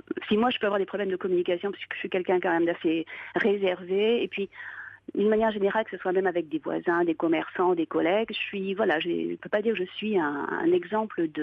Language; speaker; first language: French; native; French